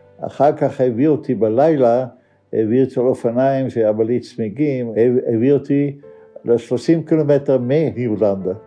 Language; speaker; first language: Hebrew; non-native, fluent; Dutch